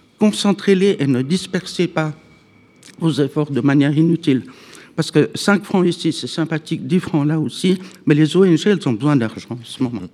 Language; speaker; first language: French; native; French